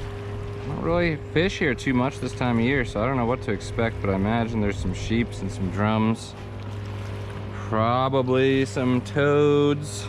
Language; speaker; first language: English; native; English